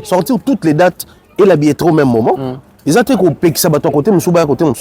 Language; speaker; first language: French; non-native, local second language; Lingala